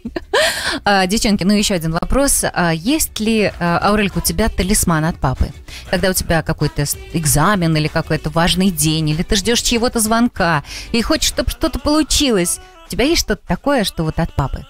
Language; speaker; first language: Russian; native; Russian